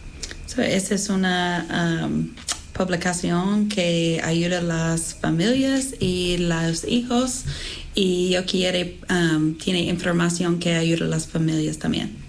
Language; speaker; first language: Spanish; non-native, learner; English